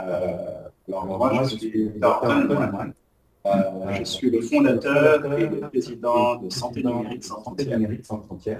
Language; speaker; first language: French; native; French